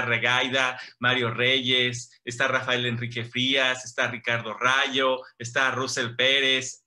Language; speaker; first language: Spanish; native; Spanish